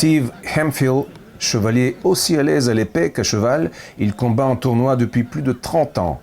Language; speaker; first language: French; native; French